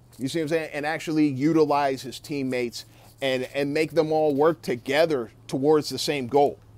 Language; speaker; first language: English; native; English